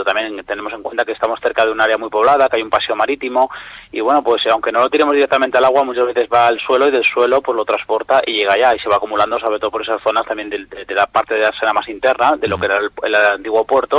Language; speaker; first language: Spanish; native; Spanish